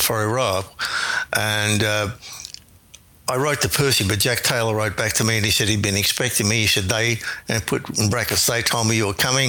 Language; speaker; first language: English; native; English